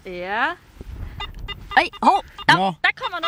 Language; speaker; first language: Danish; native; Danish